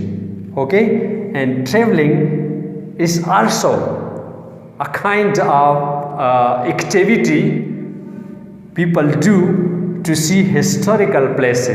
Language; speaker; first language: English; non-native, local second language; Urdu